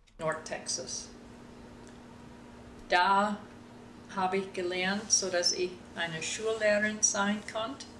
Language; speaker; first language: German; early bilingual, heritage; German